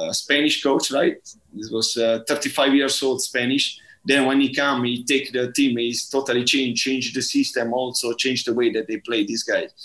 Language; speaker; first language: English; non-native, learner; Italian